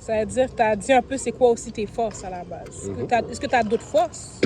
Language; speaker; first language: French; native; French